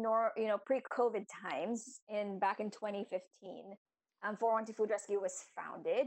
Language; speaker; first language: English; non-native, local second language; Filipino